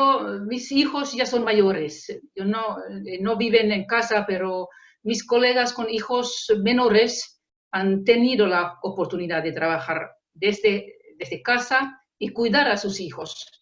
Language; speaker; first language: Spanish; non-native, fluent; Finnish